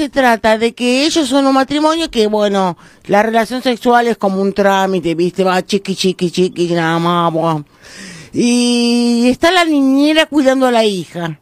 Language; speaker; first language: Spanish; native; Spanish